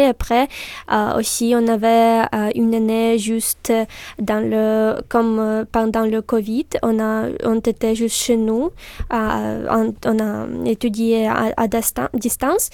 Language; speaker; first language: French; non-native, fluent; Ukrainian